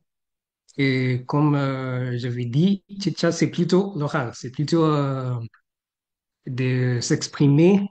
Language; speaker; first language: French; non-native, fluent; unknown